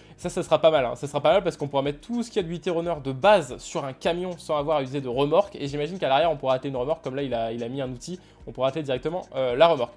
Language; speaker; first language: French; native; French